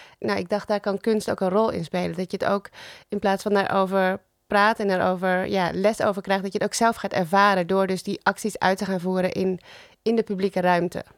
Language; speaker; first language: Dutch; native; Dutch